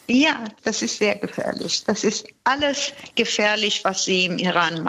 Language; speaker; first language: German; non-native, fluent; Persian